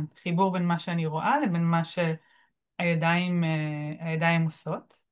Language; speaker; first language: Hebrew; native; Hebrew